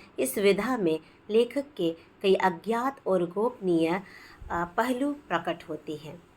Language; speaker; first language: Hindi; non-native, local second language; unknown